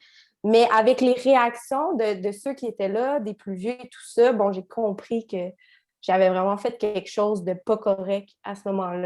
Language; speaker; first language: French; native; French